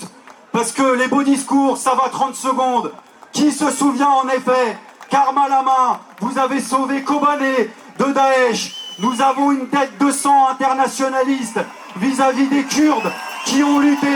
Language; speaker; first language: French; native; French